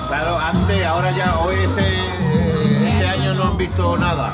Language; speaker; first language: Spanish; early bilingual, other home language; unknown